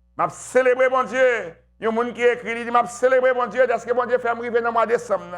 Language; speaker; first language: French; non-native, local second language; Haitian Creole